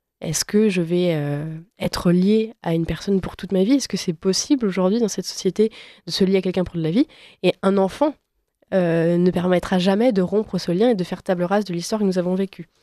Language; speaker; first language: French; native; French